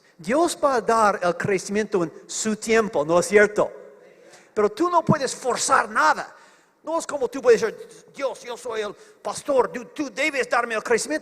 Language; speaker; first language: Spanish; non-native, fluent; English